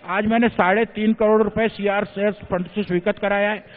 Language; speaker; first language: Hindi; native; Hindi